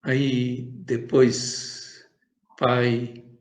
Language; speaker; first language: Portuguese; non-native, learner; Japanese